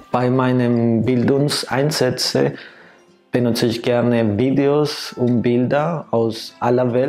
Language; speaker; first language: German; non-native, fluent; Spanish